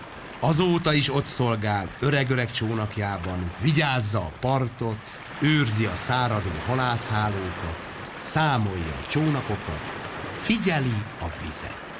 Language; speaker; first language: Hungarian; native; Hungarian